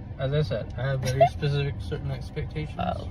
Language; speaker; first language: English; native; English